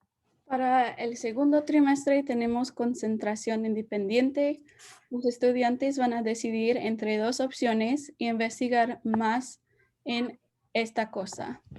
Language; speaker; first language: Spanish; early bilingual, heritage; Spanish